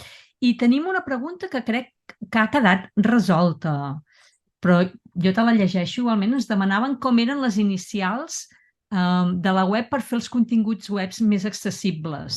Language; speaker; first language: Catalan; native; Catalan